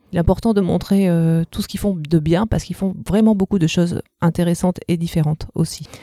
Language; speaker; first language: French; native; French